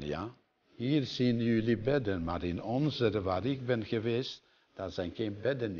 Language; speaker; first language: Dutch; non-native, fluent; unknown